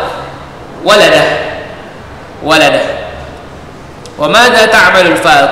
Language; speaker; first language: Arabic; non-native, fluent; Indonesian